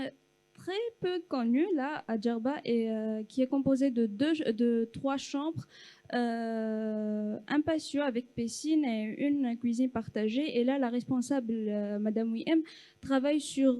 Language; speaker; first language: French; non-native, local second language; Arabic